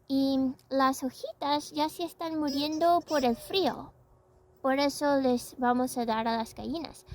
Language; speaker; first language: Spanish; non-native, fluent; English